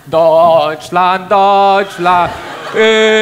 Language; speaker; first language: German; non-native, learner; Polish